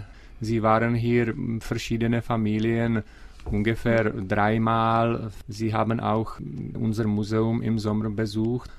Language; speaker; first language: German; non-native, learner; Czech